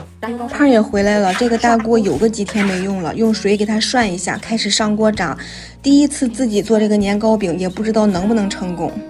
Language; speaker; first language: Chinese; native; Chinese